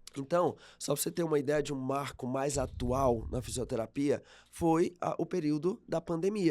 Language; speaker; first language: Portuguese; native; Portuguese